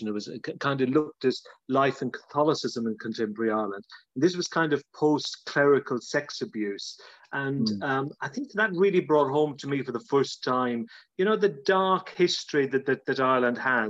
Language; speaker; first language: English; native; English